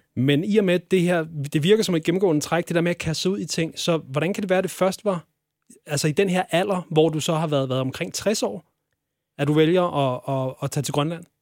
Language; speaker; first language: Danish; native; Danish